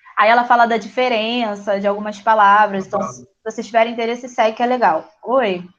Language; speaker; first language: Portuguese; native; Portuguese